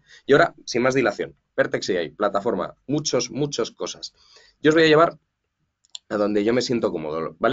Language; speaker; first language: Spanish; native; Spanish